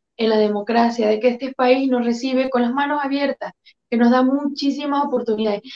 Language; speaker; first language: Spanish; native; Spanish